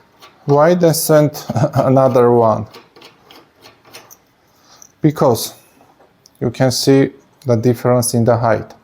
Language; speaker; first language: English; non-native, fluent; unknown